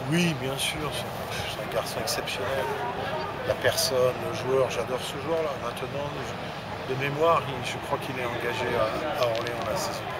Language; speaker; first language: French; native; French